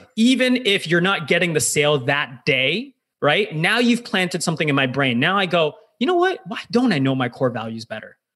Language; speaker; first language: English; native; English